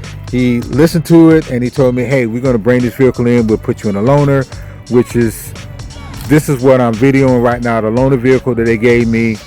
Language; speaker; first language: English; native; English